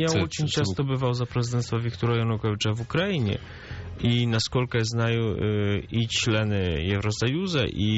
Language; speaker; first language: Ukrainian; non-native, learner; Polish